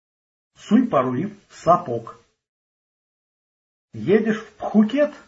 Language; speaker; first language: Russian; native; Russian